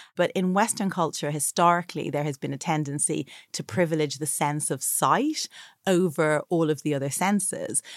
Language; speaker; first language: English; native; English